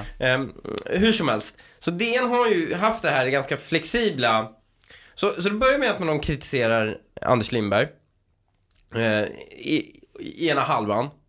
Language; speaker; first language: Swedish; early bilingual, other home language; Persian